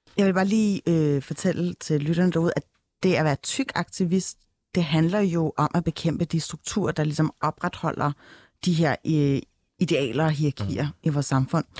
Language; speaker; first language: Danish; early bilingual, other home language; Turkish